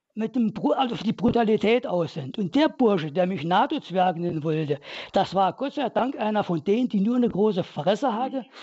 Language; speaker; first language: German; native; German